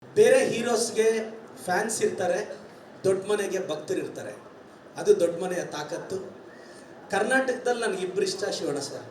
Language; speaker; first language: Kannada; native; Kannada